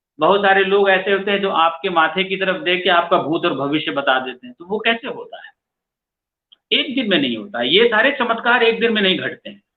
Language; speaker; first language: Hindi; native; Hindi